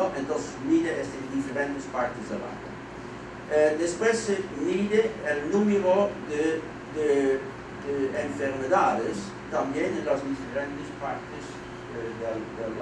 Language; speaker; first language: Spanish; non-native, fluent; Dutch